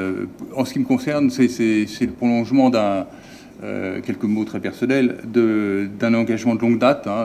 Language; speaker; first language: French; native; French